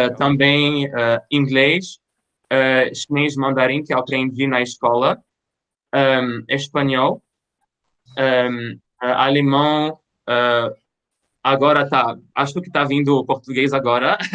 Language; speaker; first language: Portuguese; non-native, fluent; French